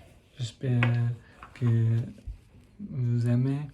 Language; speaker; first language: French; non-native, learner; English